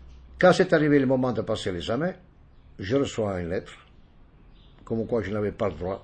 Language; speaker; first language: French; non-native, fluent; Italian